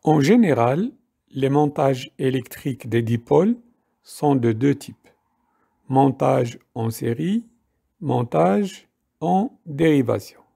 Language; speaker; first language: French; non-native, local second language; Arabic